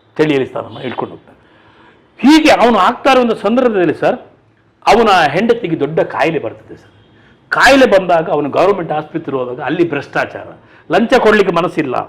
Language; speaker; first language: Kannada; non-native, local second language; Tulu